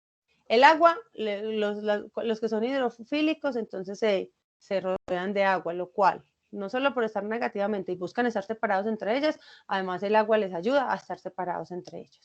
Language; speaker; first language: Spanish; native; Spanish